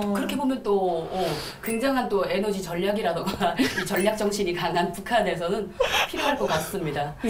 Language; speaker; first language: Korean; native; Korean